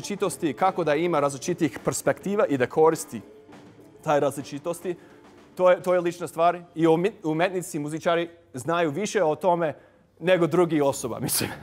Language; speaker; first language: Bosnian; non-native, learner; English